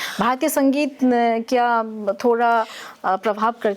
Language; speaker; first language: Hindi; native; Hindi